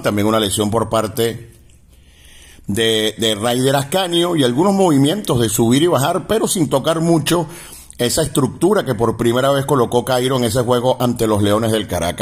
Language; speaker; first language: Spanish; native; Spanish